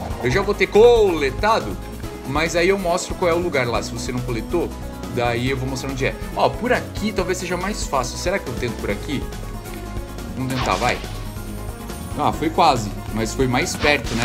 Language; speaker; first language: Portuguese; native; Portuguese